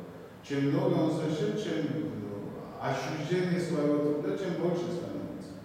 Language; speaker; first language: Russian; non-native, fluent; Georgian